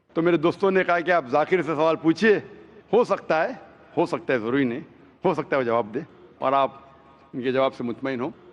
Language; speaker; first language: Hindi; non-native, local second language; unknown